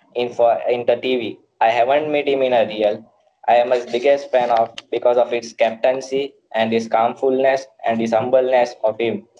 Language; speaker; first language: English; non-native, local second language; Gujarati